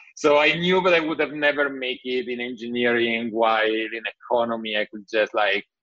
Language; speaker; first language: English; non-native, fluent; Italian